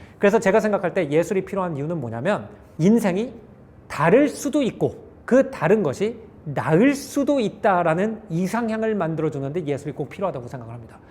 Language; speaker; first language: Korean; native; Korean